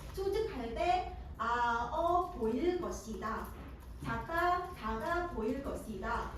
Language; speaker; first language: Korean; non-native, fluent; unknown